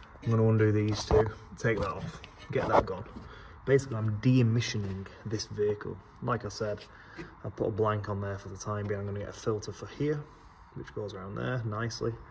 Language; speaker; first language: English; native; English